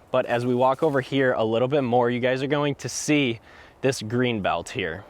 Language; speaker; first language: English; native; English